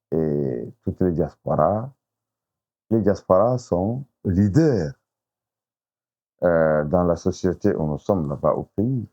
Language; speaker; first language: French; non-native, local second language; Arabic